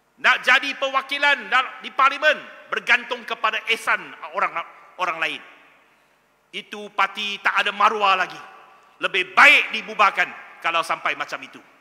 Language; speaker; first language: Malay; non-native, local second language; Chinese